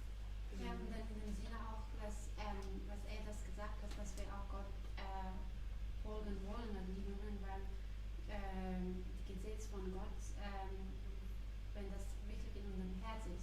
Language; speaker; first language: German; non-native, fluent; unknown